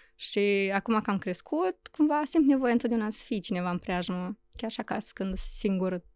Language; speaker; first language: Romanian; native; Romanian